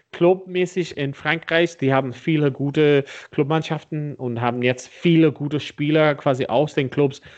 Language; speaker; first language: German; non-native, fluent; English